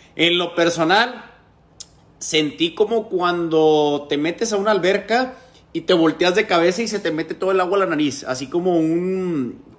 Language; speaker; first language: Spanish; native; Spanish